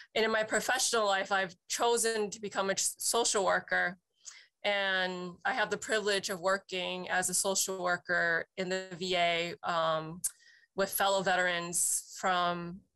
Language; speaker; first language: English; native; English